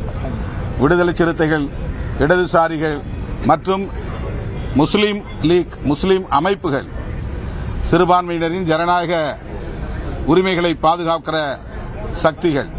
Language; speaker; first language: Tamil; native; Tamil